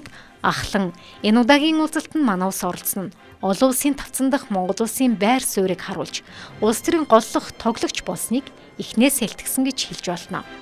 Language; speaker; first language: Mongolian; native; Mongolian